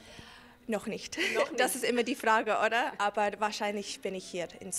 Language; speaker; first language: German; non-native, fluent; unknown